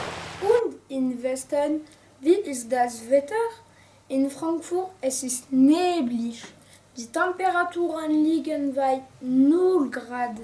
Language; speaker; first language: German; non-native, learner; French